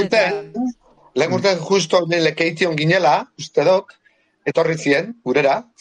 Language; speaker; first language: Basque; native; Basque